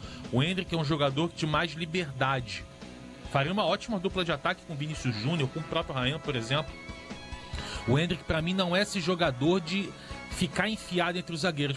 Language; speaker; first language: Portuguese; native; Portuguese